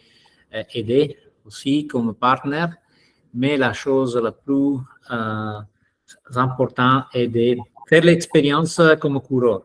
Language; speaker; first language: French; non-native, fluent; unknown